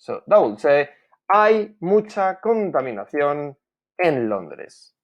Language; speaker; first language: Spanish; non-native, fluent; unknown